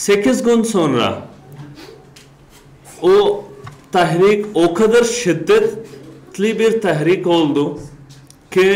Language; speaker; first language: Turkish; non-native, learner; Urdu